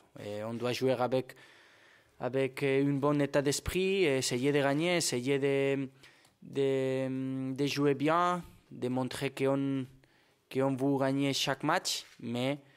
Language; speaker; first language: French; non-native, fluent; Spanish